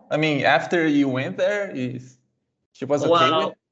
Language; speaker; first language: English; non-native, fluent; Portuguese